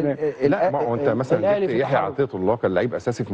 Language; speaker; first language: Arabic; native; Arabic